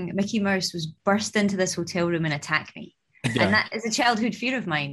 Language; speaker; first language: English; native; English